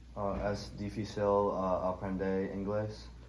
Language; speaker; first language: Spanish; non-native, learner; English